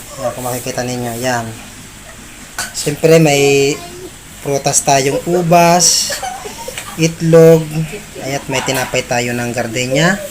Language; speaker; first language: Filipino; non-native, local second language; Bikol